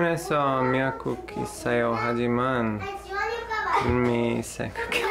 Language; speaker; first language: Korean; non-native, learner; English